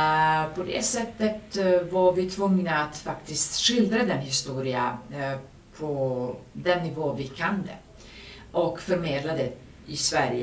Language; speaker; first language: Swedish; non-native, fluent; Serbian